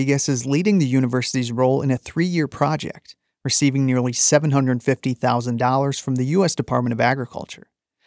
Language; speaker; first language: English; native; English